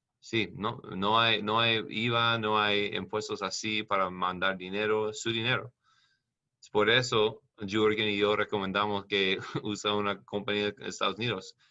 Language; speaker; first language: Spanish; non-native, learner; English